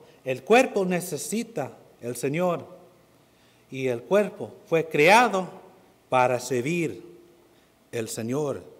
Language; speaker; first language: Spanish; non-native, fluent; English